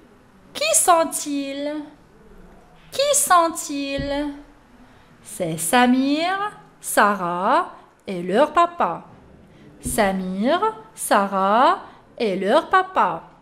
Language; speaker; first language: French; non-native, local second language; Arabic